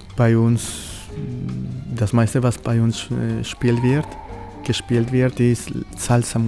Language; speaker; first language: German; non-native, fluent; Spanish